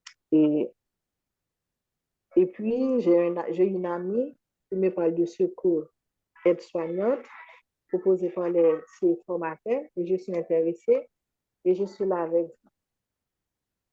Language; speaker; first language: French; non-native, local second language; Haitian Creole